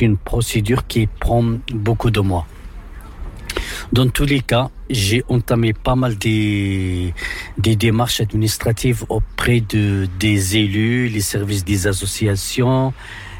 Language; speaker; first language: French; non-native, local second language; Arabic